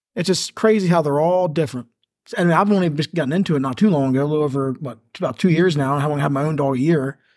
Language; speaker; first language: English; native; English